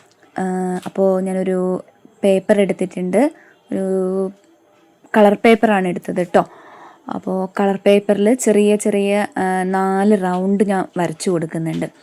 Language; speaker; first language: Malayalam; native; Malayalam